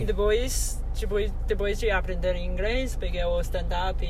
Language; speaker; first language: Portuguese; non-native, fluent; Chinese